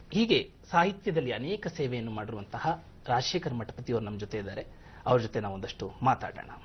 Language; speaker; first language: Kannada; native; Kannada